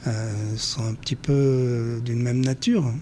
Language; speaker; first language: French; native; French